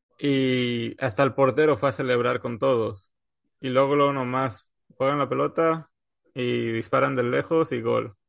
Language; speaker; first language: Spanish; native; Spanish